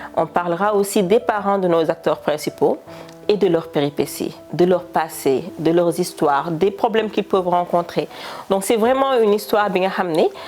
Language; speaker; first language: French; non-native, local second language; Wolof